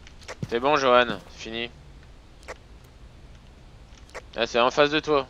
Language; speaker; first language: French; native; French